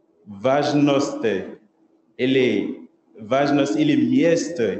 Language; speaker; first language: Russian; non-native, local second language; French